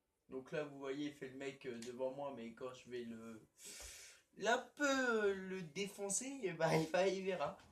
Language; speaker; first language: French; native; French